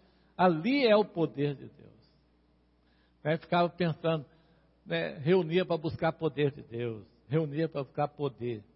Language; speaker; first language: Portuguese; native; Portuguese